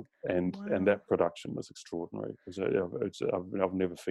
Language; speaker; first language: English; native; English